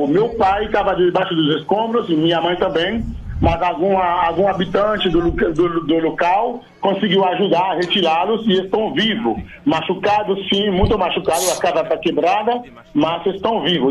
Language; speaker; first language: Portuguese; non-native, fluent; Haitian Creole